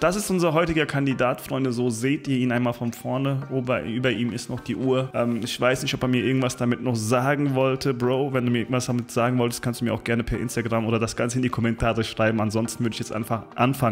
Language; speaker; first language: German; native; German